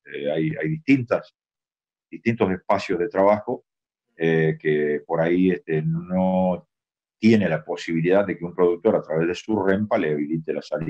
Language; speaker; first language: Spanish; native; Spanish